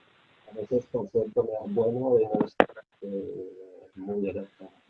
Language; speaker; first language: Spanish; non-native, learner; French